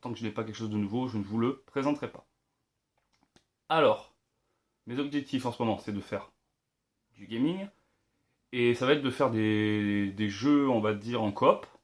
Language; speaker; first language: French; native; French